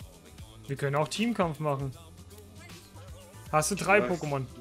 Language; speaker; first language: German; native; German